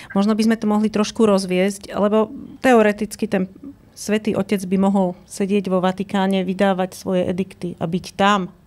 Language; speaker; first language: Slovak; native; Slovak